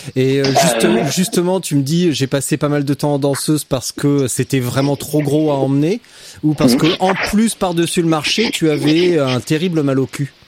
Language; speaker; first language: French; native; French